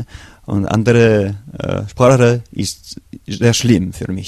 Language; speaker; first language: German; non-native, learner; French